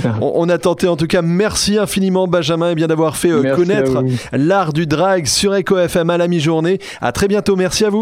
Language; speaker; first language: French; native; French